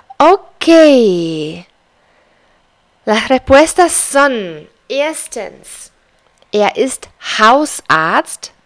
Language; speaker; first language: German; non-native, fluent; Spanish